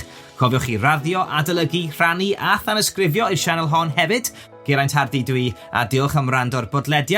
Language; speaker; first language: Welsh; native; Welsh